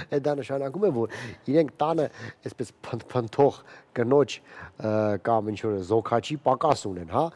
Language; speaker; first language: Armenian; native; Armenian